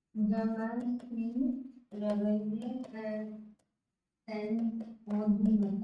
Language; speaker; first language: French; non-native, learner; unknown